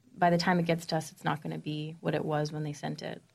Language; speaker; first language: English; native; English